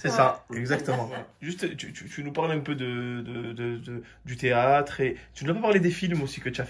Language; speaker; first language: French; native; French